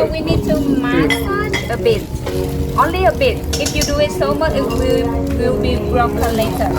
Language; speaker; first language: English; non-native, learner; Vietnamese